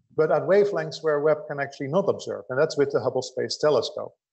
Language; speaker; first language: English; non-native, fluent; Dutch